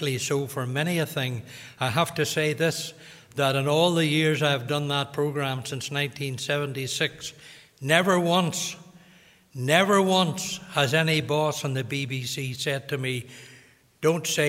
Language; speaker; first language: English; native; English